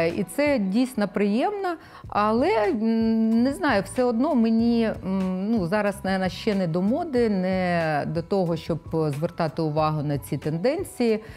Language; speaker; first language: Ukrainian; non-native, local second language; Russian